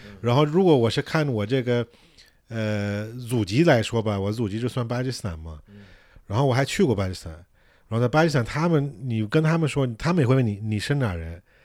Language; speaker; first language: Chinese; non-native, fluent; English